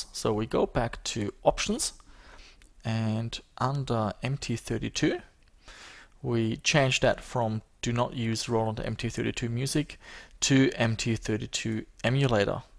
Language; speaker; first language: English; native; English